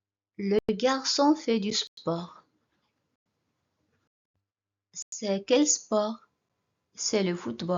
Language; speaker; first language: French; non-native, local second language; Arabic